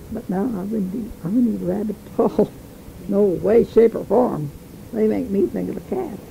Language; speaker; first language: English; native; English